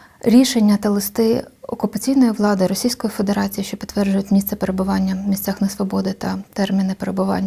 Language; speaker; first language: Ukrainian; native; Ukrainian